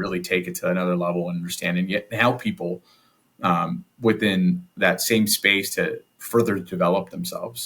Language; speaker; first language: English; native; English